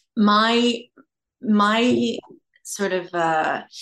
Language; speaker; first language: English; native; English